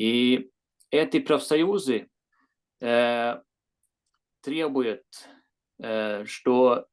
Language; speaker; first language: Russian; non-native, fluent; Swedish